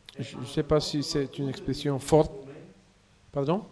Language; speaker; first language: French; non-native, fluent; Bulgarian